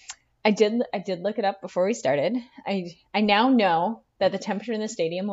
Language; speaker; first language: English; native; English